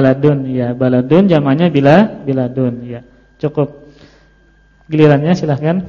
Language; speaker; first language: Indonesian; non-native, local second language; Banjar